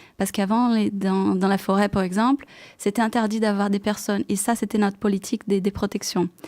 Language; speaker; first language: French; non-native, fluent; Portuguese